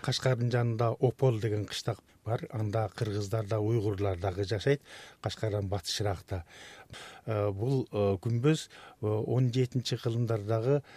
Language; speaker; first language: Kyrgyz; native; Kyrgyz